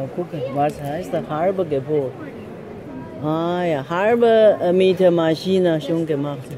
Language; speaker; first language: German; non-native, learner; Chinese